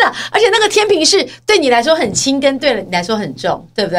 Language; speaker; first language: Chinese; native; Chinese